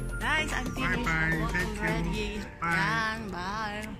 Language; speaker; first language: English; non-native, local second language; Filipino